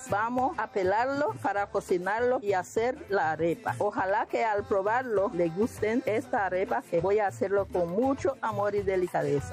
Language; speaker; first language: Spanish; non-native, local second language; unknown